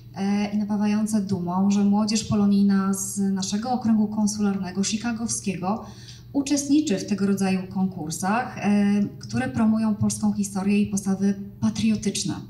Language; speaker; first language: Polish; native; Polish